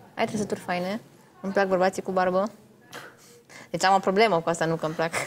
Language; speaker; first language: Romanian; non-native, local second language; Hungarian